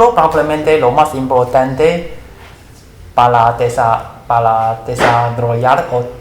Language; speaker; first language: Spanish; non-native, learner; Chinese